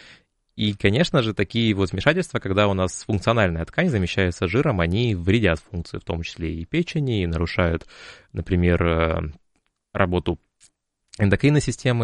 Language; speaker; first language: Russian; native; Russian